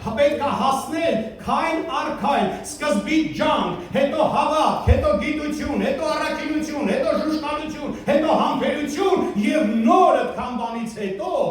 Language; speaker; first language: Armenian; early bilingual, heritage; Armenian